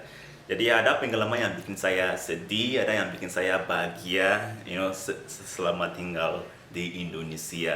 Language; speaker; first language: Indonesian; non-native, fluent; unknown